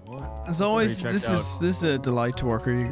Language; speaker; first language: English; native; English